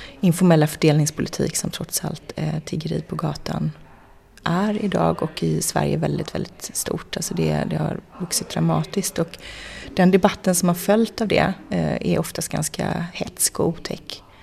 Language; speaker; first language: Swedish; native; Swedish